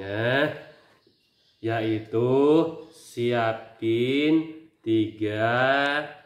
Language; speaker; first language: Indonesian; native; Indonesian